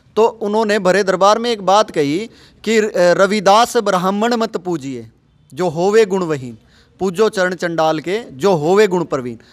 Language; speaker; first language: Hindi; native; Hindi